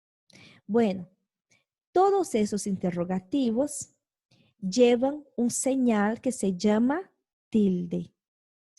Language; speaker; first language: Spanish; non-native, fluent; Portuguese